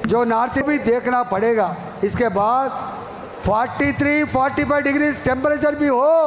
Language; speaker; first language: Hindi; non-native, local second language; Telugu